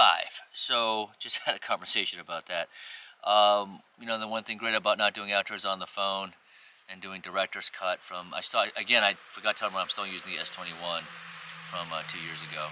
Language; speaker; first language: English; native; English